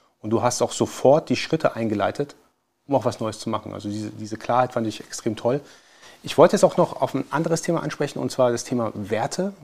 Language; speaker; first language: German; early bilingual, other home language; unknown